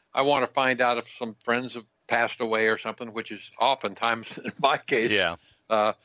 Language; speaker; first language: English; native; English